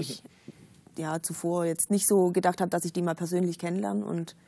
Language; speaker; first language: German; native; German